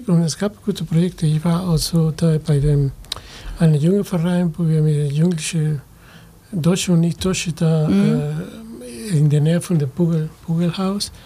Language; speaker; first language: German; non-native, fluent; Spanish